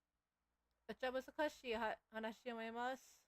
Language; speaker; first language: Japanese; non-native, learner; English